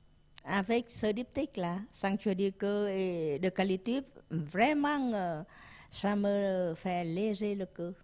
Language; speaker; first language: French; non-native, learner; Vietnamese